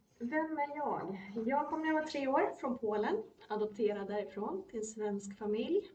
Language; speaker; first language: Swedish; early bilingual, other home language; Polish